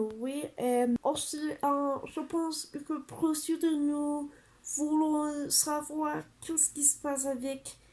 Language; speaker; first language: French; non-native, learner; Spanish